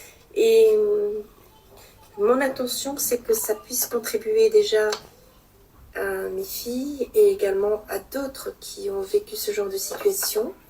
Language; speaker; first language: French; native; French